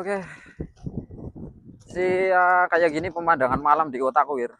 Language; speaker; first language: Indonesian; non-native, local second language; Javanese